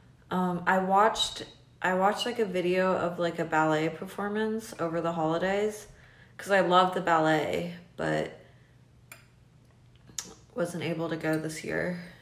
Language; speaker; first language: English; early bilingual, other home language; Chinese